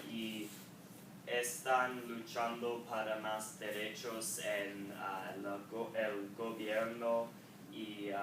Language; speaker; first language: Spanish; non-native, learner; English